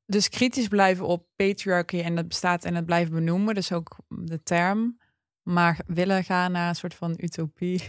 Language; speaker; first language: Dutch; early bilingual, other home language; Turkish